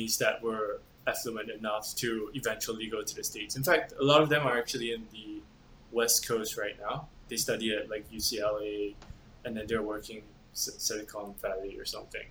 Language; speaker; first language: English; native; English